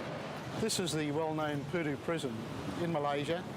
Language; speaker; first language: English; native; English